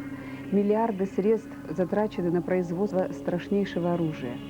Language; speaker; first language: Russian; native; Russian